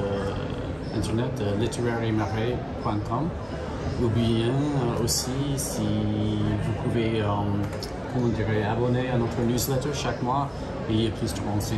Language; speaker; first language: French; non-native, fluent; English